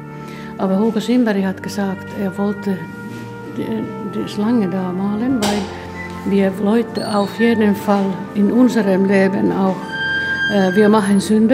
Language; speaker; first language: German; non-native, fluent; Finnish